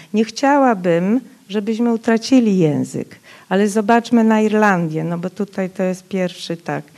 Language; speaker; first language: Polish; non-native, local second language; Rusyn